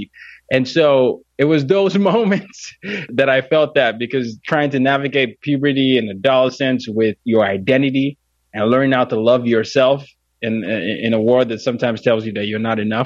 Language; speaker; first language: English; non-native, local second language; Yoruba